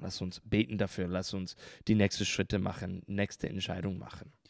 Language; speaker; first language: German; non-native, learner; English